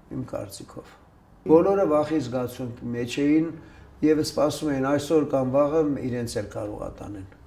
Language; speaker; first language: Armenian; early bilingual, other home language; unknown